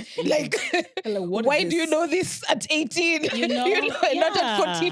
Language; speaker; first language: English; non-native, local second language; Swahili